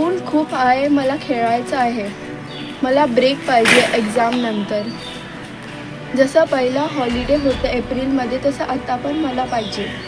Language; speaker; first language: Marathi; non-native, local second language; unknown